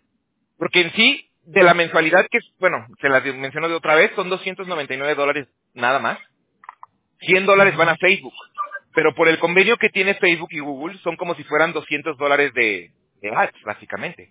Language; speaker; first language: Spanish; native; Spanish